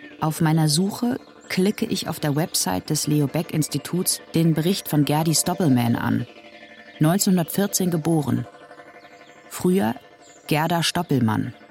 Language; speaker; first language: German; native; German